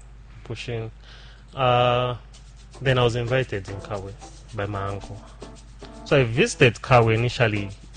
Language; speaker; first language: English; non-native, local second language; Bemba